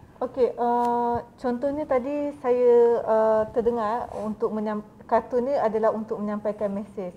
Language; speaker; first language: Malay; native; Malay